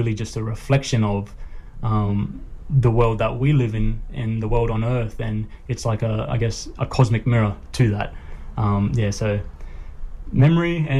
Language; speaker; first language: English; native; English